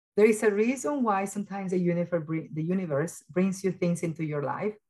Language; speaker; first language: English; early bilingual, other home language; Spanish